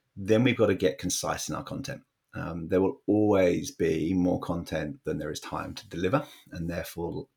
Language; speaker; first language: English; native; English